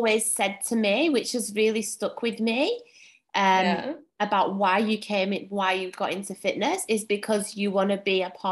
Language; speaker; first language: English; native; English